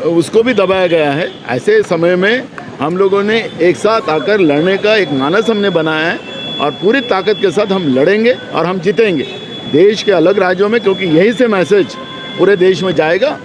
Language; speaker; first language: Hindi; non-native, local second language; Marathi